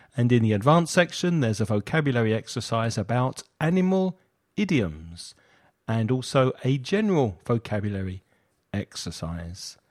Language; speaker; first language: English; native; English